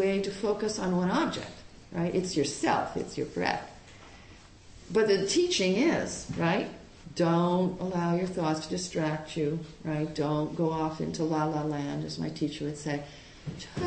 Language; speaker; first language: English; native; English